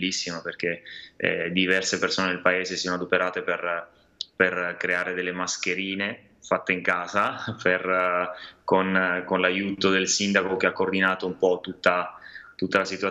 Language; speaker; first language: Italian; native; Italian